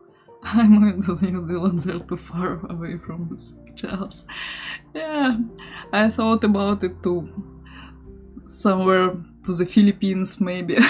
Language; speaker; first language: English; non-native, learner; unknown